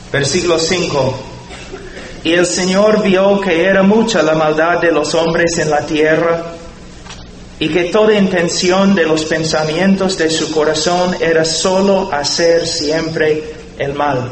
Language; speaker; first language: Spanish; non-native, fluent; English